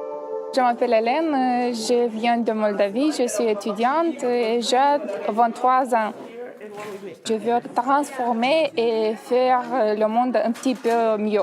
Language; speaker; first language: French; non-native, learner; Romanian